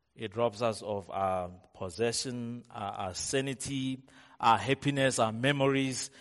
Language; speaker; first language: English; non-native, local second language; Tswana